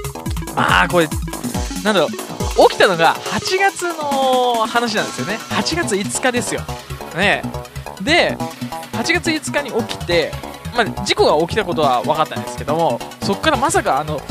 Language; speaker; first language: Japanese; native; Japanese